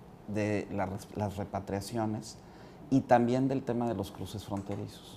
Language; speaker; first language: Spanish; native; Spanish